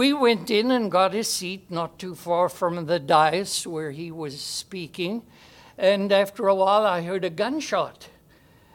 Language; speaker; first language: English; native; English